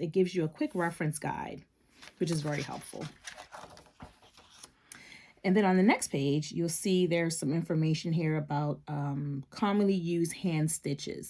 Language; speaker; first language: English; native; English